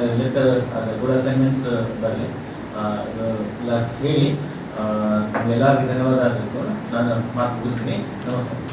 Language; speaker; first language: Kannada; non-native, learner; Hindi